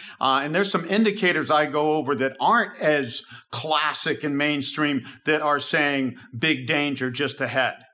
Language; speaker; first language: English; native; English